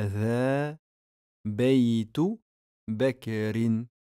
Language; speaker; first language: Arabic; non-native, fluent; French